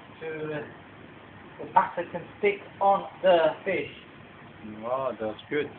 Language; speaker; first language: English; non-native, learner; Turkish